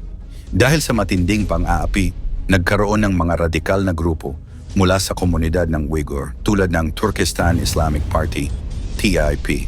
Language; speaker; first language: Filipino; native; Filipino